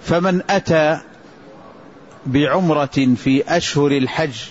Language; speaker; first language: Arabic; native; Arabic